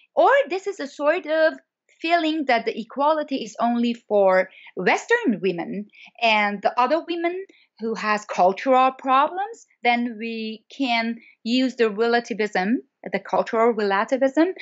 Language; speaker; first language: English; non-native, fluent; Persian